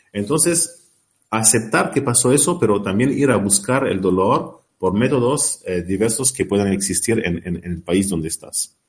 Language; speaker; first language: Spanish; non-native, learner; Arabic